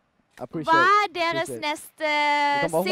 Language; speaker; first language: Norwegian; non-native, learner; Lithuanian